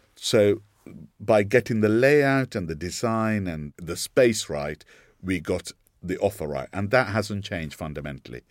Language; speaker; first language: English; non-native, local second language; Sinhala